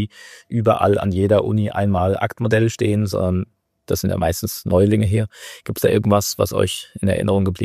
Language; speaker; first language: German; native; German